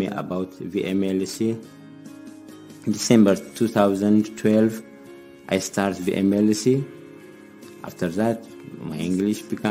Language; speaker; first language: English; non-native, learner; Amharic